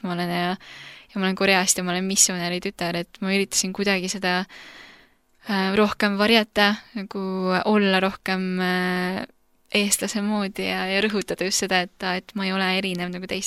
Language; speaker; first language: Estonian; early bilingual, other home language; Korean